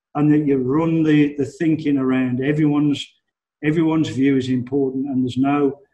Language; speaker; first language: English; native; English